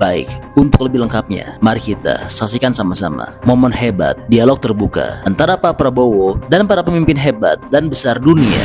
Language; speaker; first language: Indonesian; native; Indonesian